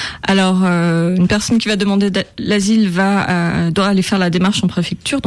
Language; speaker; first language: French; native; French